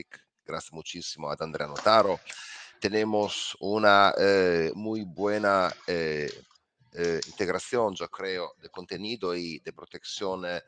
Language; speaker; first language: Spanish; non-native, learner; Italian